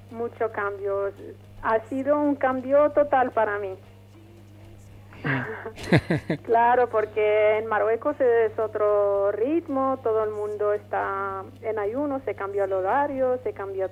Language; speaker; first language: Spanish; non-native, fluent; Arabic